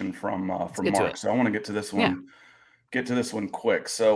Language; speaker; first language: English; native; English